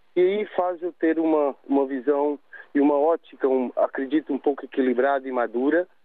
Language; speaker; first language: Portuguese; native; Portuguese